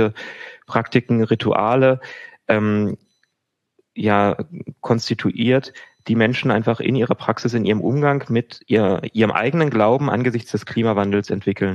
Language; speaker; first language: German; native; German